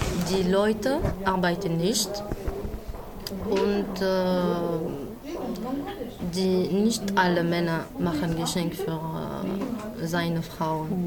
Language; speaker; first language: German; non-native, learner; Arabic